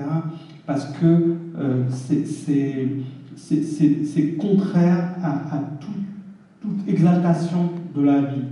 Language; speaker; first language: French; early bilingual, other home language; Arabic